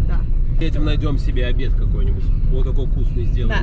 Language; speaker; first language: Russian; native; Russian